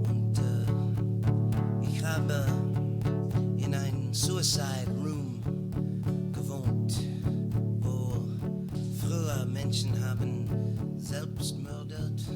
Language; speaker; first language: German; non-native, learner; English